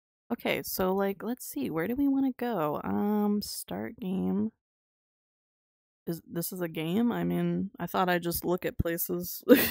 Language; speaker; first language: English; native; English